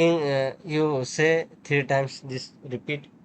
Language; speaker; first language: English; non-native, learner; Urdu